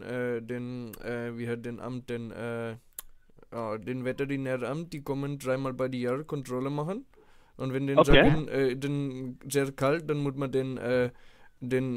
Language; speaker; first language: German; non-native, fluent; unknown